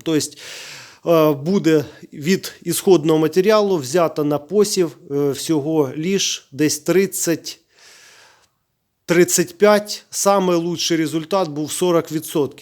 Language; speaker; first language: Ukrainian; native; Ukrainian